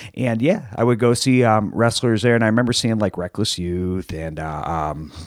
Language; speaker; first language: English; native; English